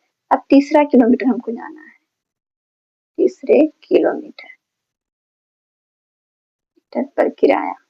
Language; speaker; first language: Hindi; native; Hindi